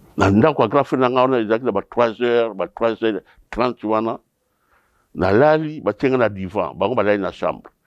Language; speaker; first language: Lingala; non-native, local second language; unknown